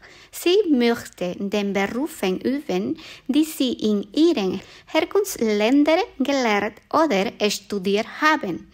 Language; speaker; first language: German; non-native, fluent; Spanish